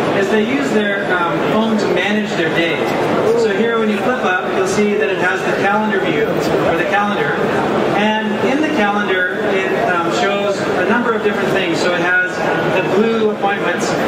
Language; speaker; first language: English; native; English